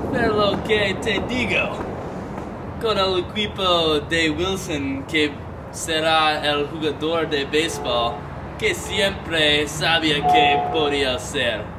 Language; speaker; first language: Spanish; non-native, learner; English